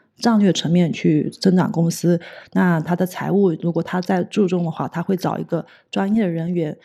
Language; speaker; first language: Chinese; native; Chinese